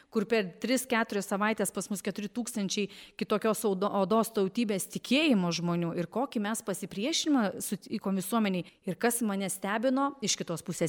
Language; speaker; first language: Lithuanian; native; Lithuanian